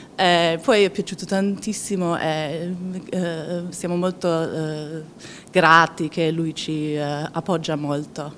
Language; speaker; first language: Italian; non-native, fluent; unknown